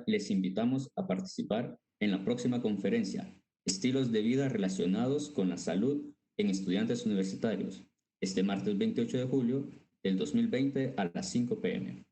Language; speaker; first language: Spanish; native; Spanish